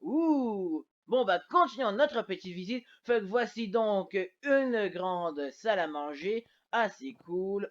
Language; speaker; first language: French; native; French